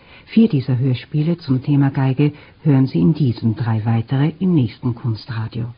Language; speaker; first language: German; native; German